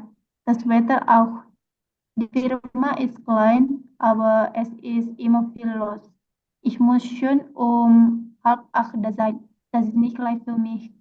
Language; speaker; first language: German; non-native, learner; Indonesian